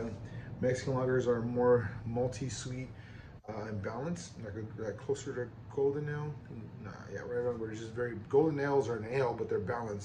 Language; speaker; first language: English; native; English